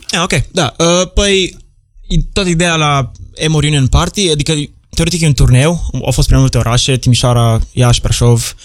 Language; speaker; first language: Romanian; native; Romanian